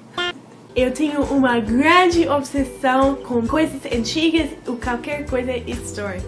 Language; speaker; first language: Portuguese; non-native, fluent; English